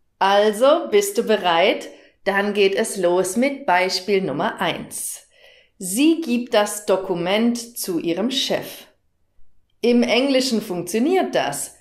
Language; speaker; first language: German; native; German